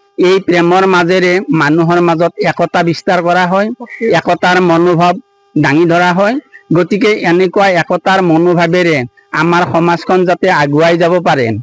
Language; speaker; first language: Assamese; native; Assamese